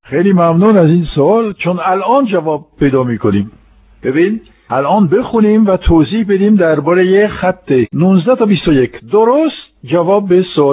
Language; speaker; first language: Persian; non-native, fluent; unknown